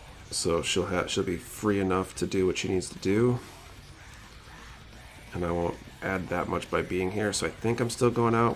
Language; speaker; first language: English; native; English